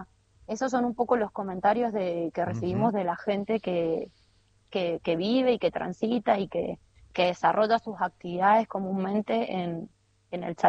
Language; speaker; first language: Spanish; native; Spanish